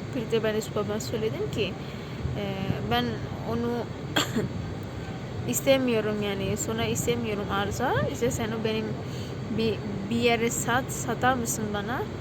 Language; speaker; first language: Turkish; non-native, learner; Indonesian